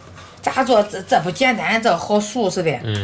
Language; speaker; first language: Chinese; native; Chinese